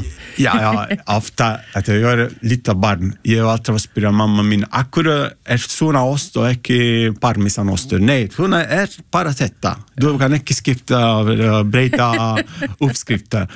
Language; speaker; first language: Icelandic; non-native, learner; Italian